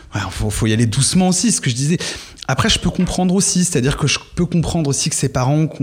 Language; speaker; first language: French; native; French